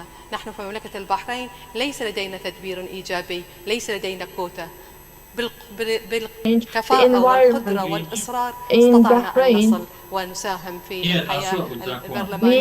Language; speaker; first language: Arabic; native; Arabic